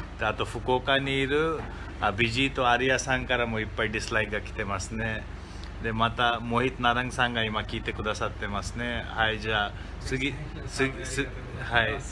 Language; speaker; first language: Japanese; non-native, fluent; Hindi